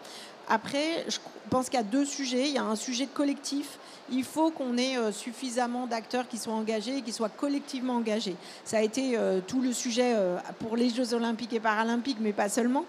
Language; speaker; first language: French; native; French